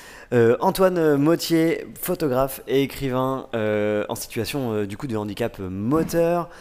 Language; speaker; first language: French; native; French